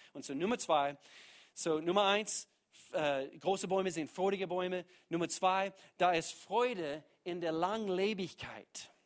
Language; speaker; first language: German; non-native, fluent; English